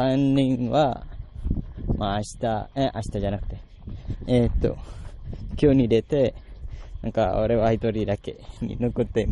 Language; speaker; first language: Japanese; non-native, learner; Malay